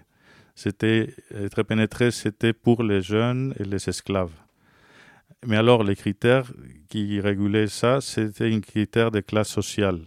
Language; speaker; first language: French; non-native, fluent; Spanish